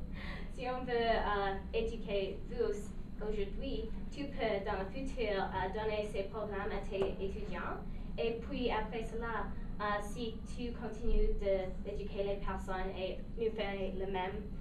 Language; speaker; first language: French; non-native, local second language; English